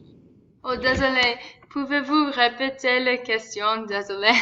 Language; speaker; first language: French; non-native, learner; English